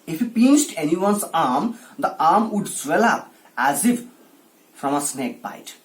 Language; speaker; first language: English; non-native, local second language; Bangla